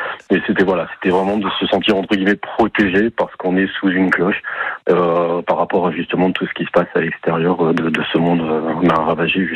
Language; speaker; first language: French; native; French